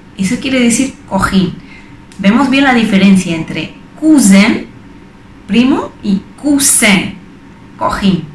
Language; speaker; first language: Spanish; non-native, fluent; French